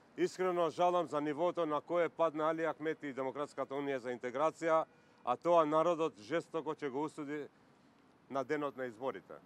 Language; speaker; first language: Macedonian; non-native, local second language; Albanian